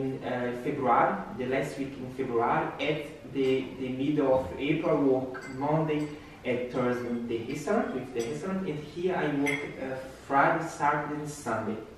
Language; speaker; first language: English; non-native, learner; Portuguese